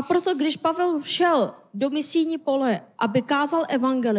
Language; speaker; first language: Czech; non-native, fluent; Korean